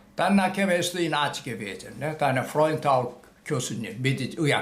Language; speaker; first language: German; non-native, learner; Korean